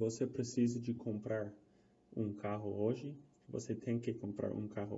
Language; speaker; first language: Portuguese; non-native, fluent; English